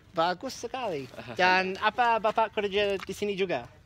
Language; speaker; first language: Indonesian; non-native, learner; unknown